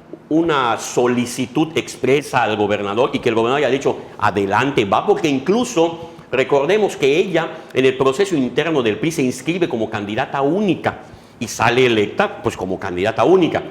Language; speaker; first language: Spanish; native; Spanish